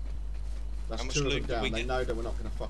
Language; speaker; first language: English; native; English